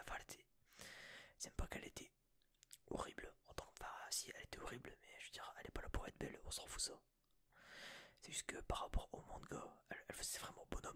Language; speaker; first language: French; native; French